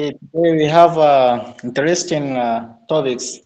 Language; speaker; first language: English; non-native, learner; Arabic